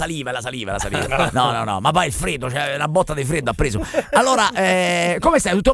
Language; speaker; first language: Italian; native; Italian